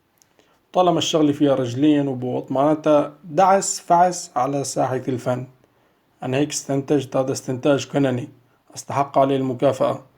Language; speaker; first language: Arabic; native; Arabic